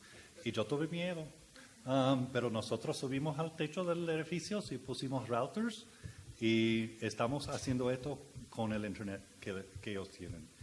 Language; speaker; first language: Spanish; non-native, learner; English